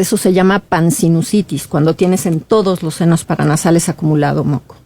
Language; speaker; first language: Spanish; native; Spanish